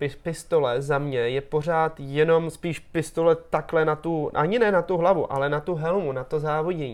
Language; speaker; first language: Czech; native; Czech